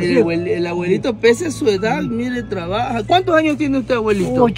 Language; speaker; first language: Spanish; native; Spanish